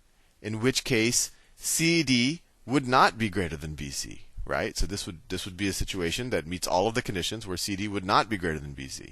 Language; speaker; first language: English; native; English